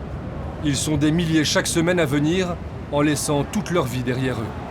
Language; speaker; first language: French; native; French